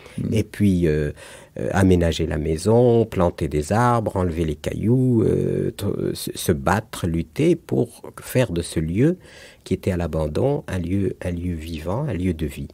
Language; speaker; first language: French; non-native, local second language; Arabic